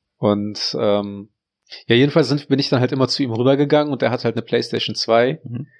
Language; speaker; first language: German; early bilingual, other home language; Russian